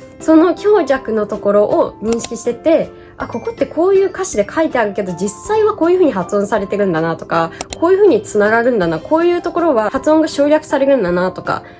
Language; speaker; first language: Japanese; native; Japanese